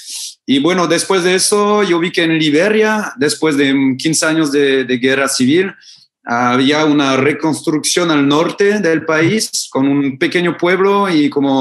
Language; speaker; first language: Spanish; non-native, fluent; French